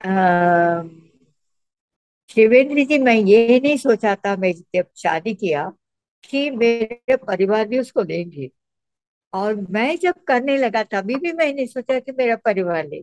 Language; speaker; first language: Hindi; non-native, local second language; Tamil